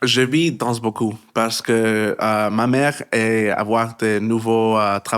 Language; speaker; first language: French; non-native, learner; Spanish